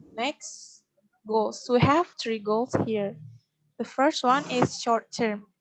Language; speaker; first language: English; non-native, learner; Indonesian